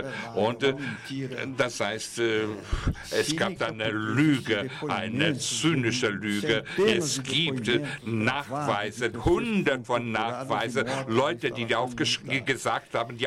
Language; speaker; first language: German; non-native, fluent; Portuguese